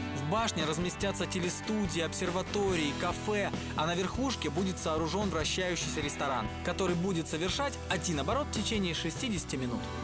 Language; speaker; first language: Russian; native; Russian